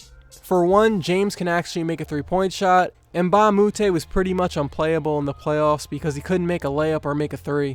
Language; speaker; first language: English; native; English